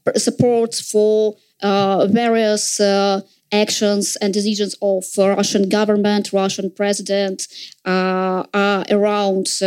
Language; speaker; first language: English; non-native, fluent; Russian